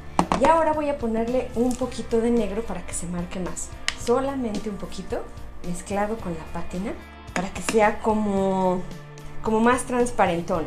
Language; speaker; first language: Spanish; native; Spanish